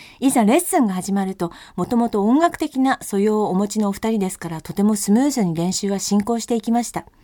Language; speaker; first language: Japanese; native; Japanese